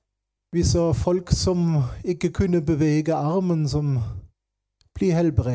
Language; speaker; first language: Norwegian; non-native, fluent; German